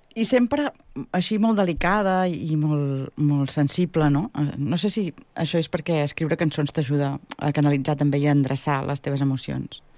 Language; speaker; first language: Catalan; native; Catalan